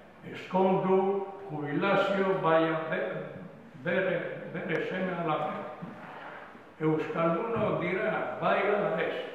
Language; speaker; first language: Basque; non-native, learner; Spanish